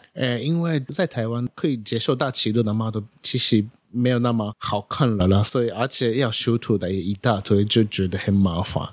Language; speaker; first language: Chinese; non-native, fluent; Japanese